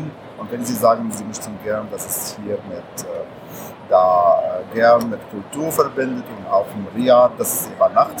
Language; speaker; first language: German; non-native, fluent; Arabic